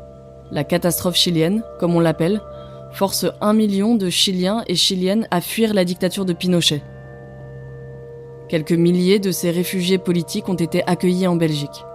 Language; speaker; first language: French; native; French